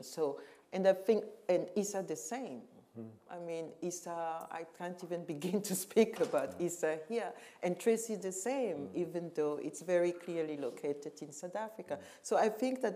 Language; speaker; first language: English; non-native, local second language; French